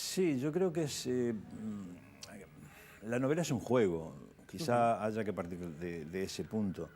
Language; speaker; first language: Spanish; native; Spanish